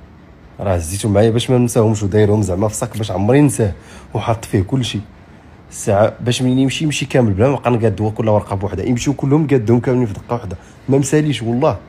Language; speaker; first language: Arabic; native; Arabic